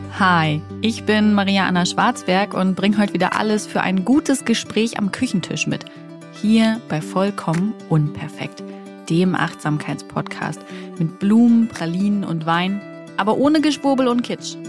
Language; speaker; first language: German; native; German